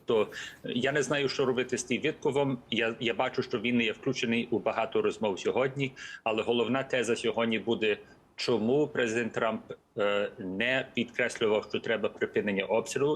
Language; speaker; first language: Ukrainian; early bilingual, heritage; English